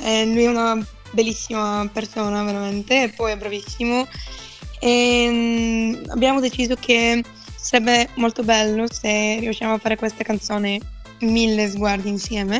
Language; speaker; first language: Italian; non-native, fluent; Bulgarian